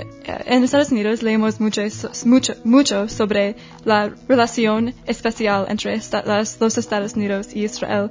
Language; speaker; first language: Spanish; non-native, learner; English